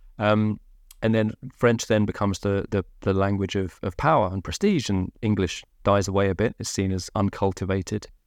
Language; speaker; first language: English; native; English